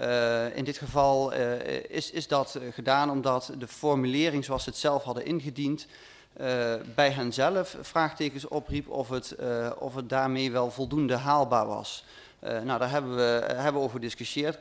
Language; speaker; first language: Dutch; native; Dutch